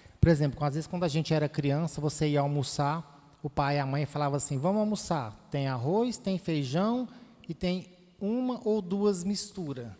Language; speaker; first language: Portuguese; native; Portuguese